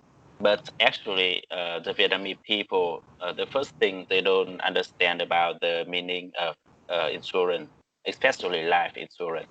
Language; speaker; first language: English; non-native, learner; Vietnamese